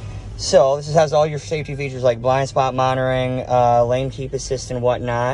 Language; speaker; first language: English; native; English